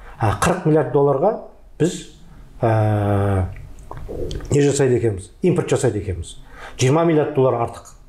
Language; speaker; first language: Kazakh; native; Kazakh